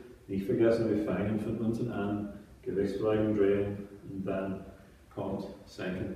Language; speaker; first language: German; non-native, fluent; English